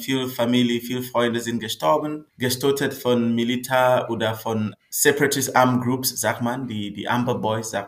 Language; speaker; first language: German; non-native, fluent; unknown